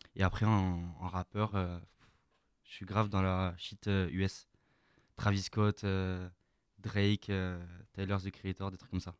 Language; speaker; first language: French; native; French